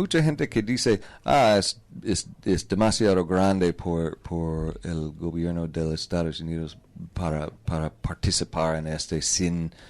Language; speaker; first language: Spanish; non-native, learner; English